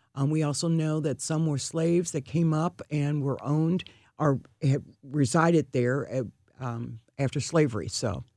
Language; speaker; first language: English; native; English